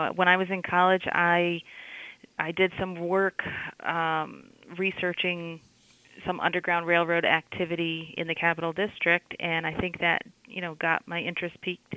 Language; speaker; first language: English; native; English